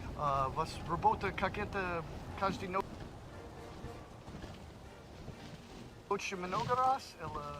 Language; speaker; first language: Russian; non-native, learner; English